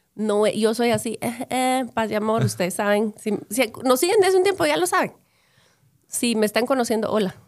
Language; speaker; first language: Spanish; native; Spanish